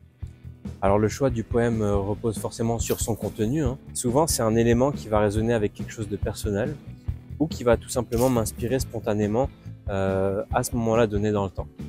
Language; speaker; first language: French; native; French